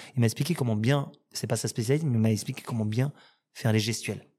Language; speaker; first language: French; native; French